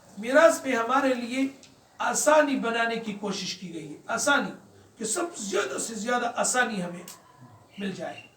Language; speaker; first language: Urdu; non-native, local second language; Pashto